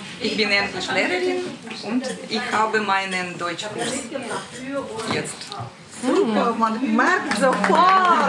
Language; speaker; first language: German; non-native, learner; Ukrainian